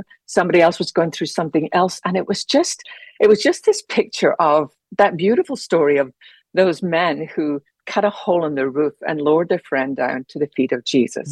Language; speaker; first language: English; native; English